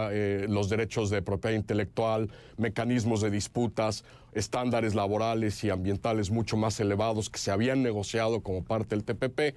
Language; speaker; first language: Spanish; native; Spanish